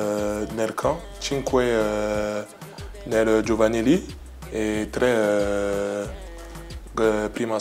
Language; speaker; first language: Italian; non-native, learner; French